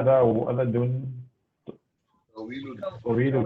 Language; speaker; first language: Arabic; non-native, learner; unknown